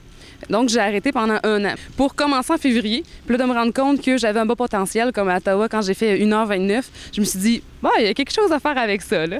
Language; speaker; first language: French; native; French